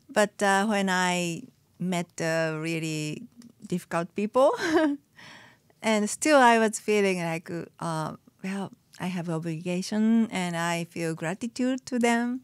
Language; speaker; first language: English; non-native, fluent; Japanese